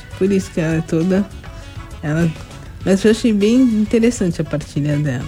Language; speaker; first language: Portuguese; native; Portuguese